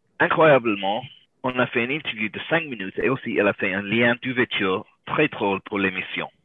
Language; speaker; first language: French; non-native, learner; English